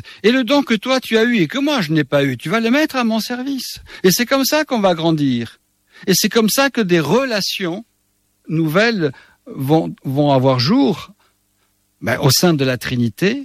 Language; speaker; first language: French; native; French